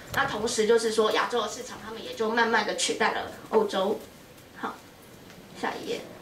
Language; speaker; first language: Chinese; native; Chinese